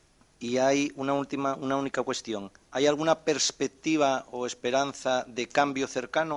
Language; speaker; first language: Spanish; native; Spanish